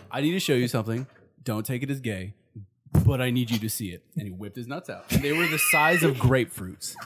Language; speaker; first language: English; native; English